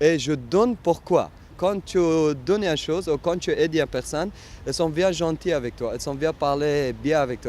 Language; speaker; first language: French; non-native, learner; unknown